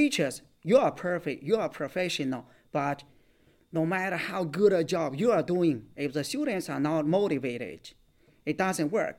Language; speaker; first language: English; non-native, fluent; Chinese